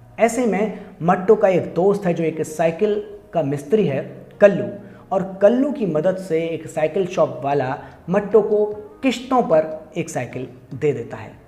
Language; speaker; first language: Hindi; native; Hindi